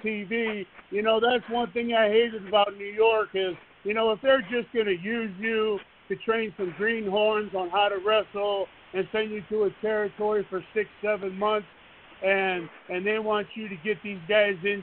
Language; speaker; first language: English; native; English